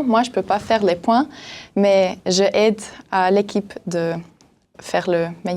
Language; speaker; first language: French; non-native, local second language; German